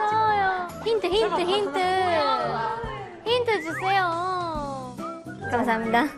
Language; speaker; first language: Korean; non-native, learner; Japanese